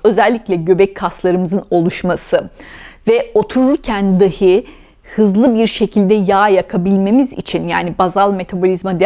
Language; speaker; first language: Turkish; native; Turkish